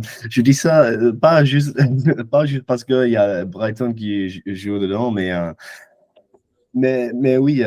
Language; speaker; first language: French; non-native, fluent; English